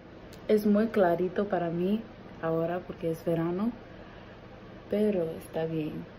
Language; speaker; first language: Spanish; early bilingual, heritage; Spanish